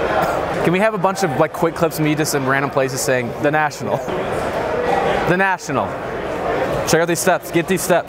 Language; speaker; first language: English; native; English